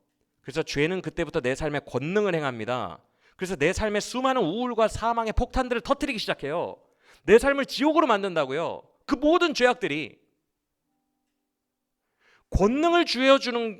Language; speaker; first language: Korean; native; Korean